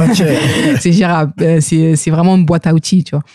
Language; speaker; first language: French; native; French